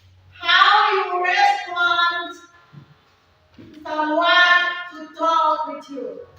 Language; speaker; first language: English; non-native, learner; Indonesian